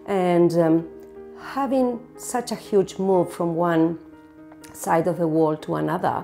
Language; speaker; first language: English; non-native, fluent; Spanish